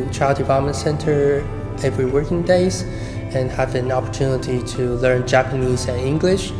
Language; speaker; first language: English; non-native, fluent; Chinese